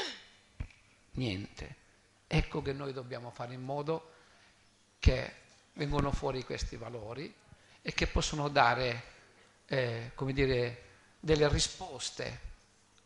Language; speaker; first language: Italian; native; Italian